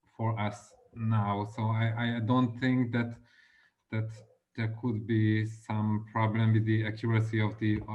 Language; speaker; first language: English; non-native, fluent; Hungarian